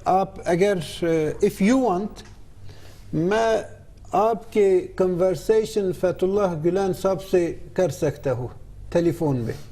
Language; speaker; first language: Hindi; non-native, learner; Turkish